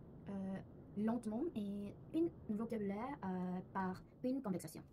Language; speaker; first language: French; non-native, learner; Korean